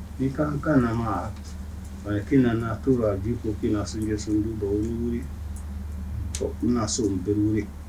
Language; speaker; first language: Hausa; non-native, local second language; Fula